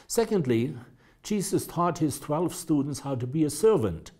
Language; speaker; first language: English; non-native, fluent; German